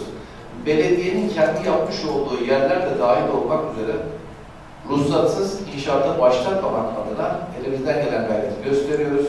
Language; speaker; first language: Turkish; native; Turkish